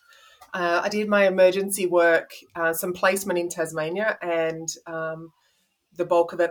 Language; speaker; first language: English; native; English